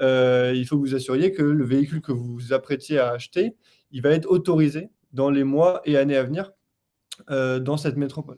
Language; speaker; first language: French; native; French